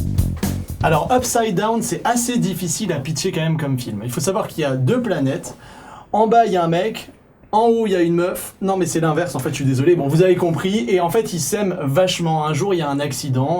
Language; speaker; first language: French; native; French